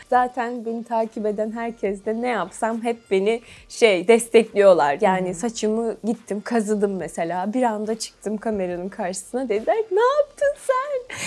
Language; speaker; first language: Turkish; native; Turkish